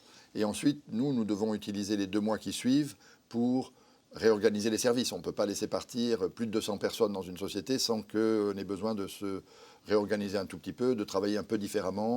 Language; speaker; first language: French; native; French